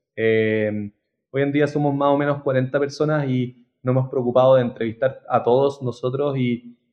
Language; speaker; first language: Spanish; native; Spanish